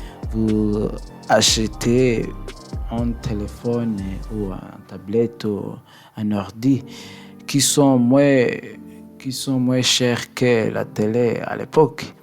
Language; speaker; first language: French; non-native, learner; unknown